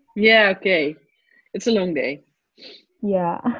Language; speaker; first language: English; non-native, fluent; Dutch